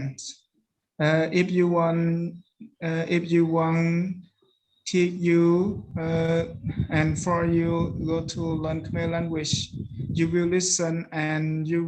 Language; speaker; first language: English; non-native, learner; Khmer